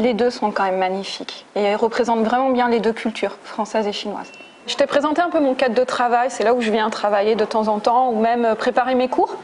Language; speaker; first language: French; native; French